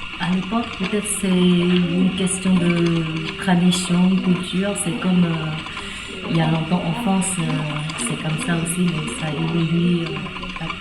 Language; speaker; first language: French; non-native, fluent; Chinese